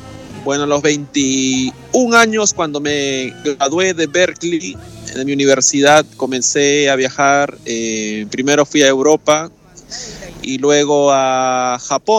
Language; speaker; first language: Spanish; native; Spanish